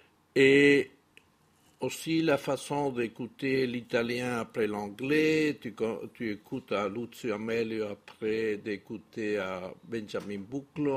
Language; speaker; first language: French; non-native, fluent; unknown